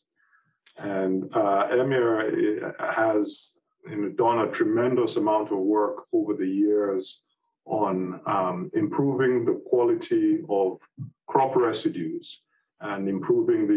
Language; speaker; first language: English; non-native, local second language; Yoruba